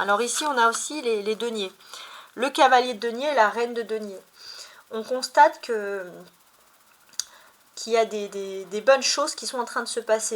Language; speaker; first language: French; native; French